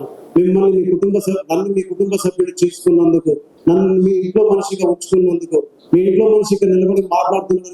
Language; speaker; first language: Telugu; native; Telugu